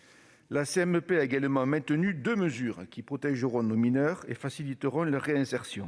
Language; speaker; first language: French; native; French